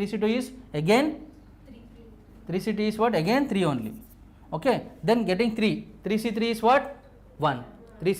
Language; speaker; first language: English; non-native, local second language; Telugu